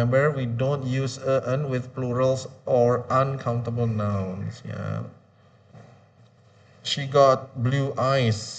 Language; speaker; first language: English; non-native, fluent; Indonesian